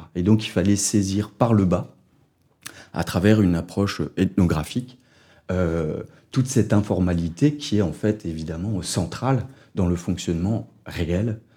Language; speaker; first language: French; native; French